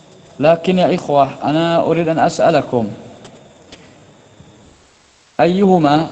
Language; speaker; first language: Arabic; non-native, fluent; Indonesian